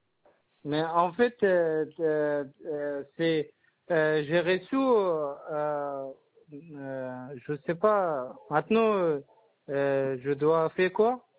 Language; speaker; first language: French; non-native, learner; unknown